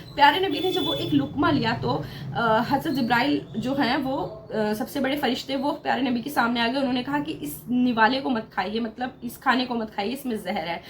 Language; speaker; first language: Urdu; native; Urdu